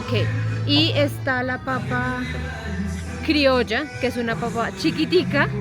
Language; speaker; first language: Spanish; native; Spanish